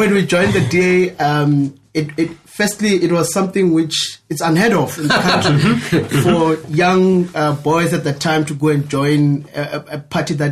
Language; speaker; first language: English; non-native, local second language; Northern Sotho